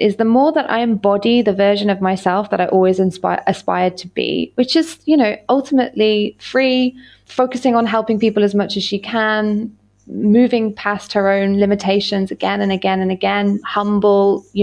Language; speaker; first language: English; native; English